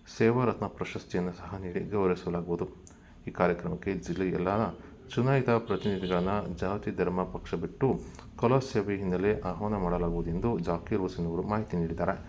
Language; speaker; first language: Kannada; native; Kannada